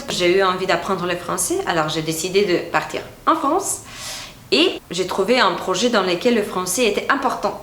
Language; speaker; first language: French; non-native, fluent; Romanian